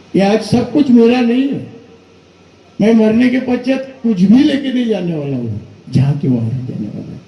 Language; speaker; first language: Hindi; non-native, local second language; Marathi